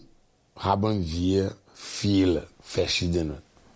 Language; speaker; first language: German; non-native, learner; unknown